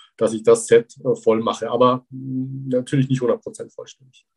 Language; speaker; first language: German; native; German